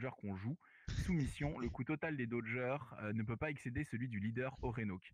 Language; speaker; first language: French; native; French